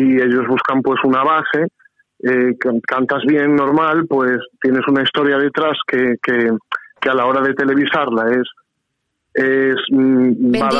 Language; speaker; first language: Spanish; native; Spanish